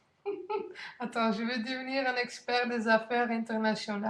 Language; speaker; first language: French; non-native, fluent; Dutch